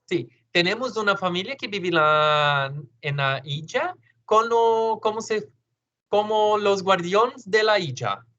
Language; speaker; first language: Spanish; non-native, learner; Portuguese